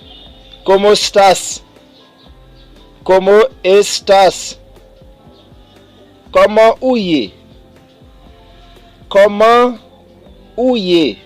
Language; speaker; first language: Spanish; non-native, fluent; Haitian Creole